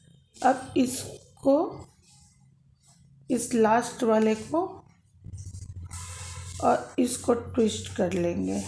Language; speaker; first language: Hindi; native; Hindi